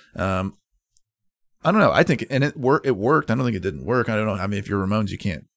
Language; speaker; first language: English; native; English